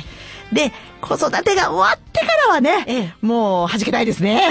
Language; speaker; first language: Japanese; native; Japanese